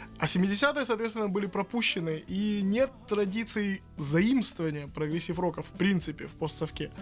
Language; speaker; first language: Russian; native; Russian